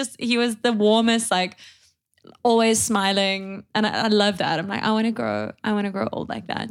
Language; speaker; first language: English; native; English